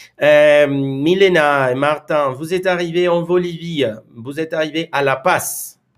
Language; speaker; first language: French; non-native, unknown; Spanish